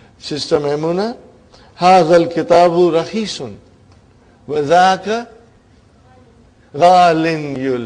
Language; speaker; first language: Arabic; non-native, fluent; Urdu